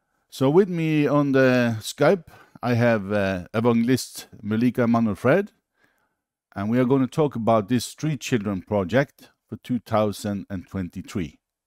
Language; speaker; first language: English; non-native, fluent; Norwegian